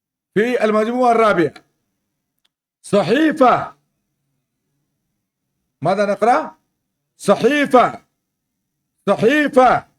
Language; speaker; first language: Arabic; non-native, fluent; Urdu